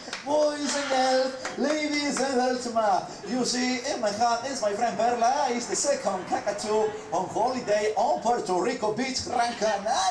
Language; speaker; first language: English; non-native, learner; Spanish